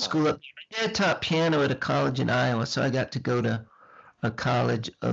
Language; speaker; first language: English; native; English